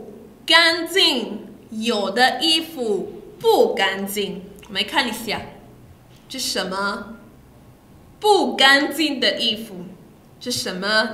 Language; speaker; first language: Chinese; non-native, fluent; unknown